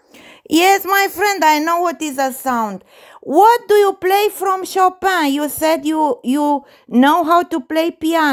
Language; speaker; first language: English; non-native, fluent; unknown